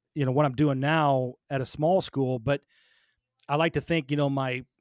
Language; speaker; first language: English; native; English